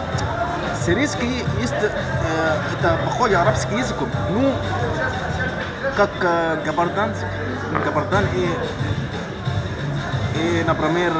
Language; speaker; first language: Russian; non-native, learner; Arabic